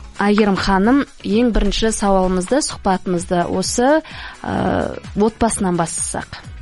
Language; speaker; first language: Kazakh; native; Kazakh